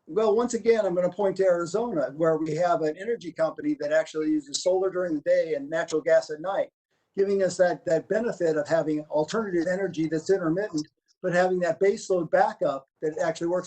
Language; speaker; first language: English; native; English